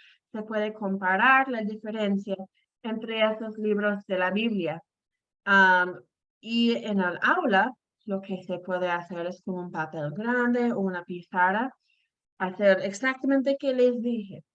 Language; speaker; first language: Spanish; non-native, fluent; English